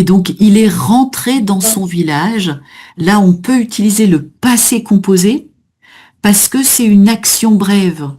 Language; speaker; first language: French; native; French